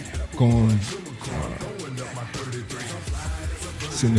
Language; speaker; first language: Spanish; non-native, learner; English